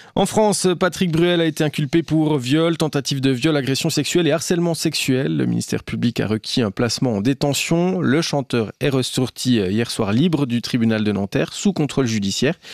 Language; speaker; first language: French; native; French